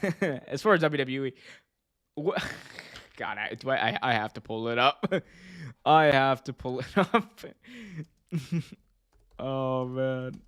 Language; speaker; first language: English; native; English